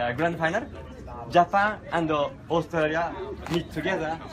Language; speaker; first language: English; non-native, learner; Japanese